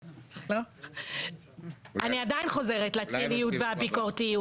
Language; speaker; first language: Hebrew; native; Hebrew